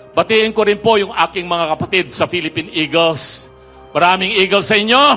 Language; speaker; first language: Filipino; non-native, local second language; Iloko